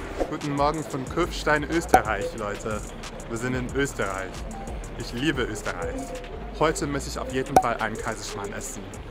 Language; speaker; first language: German; non-native, fluent; English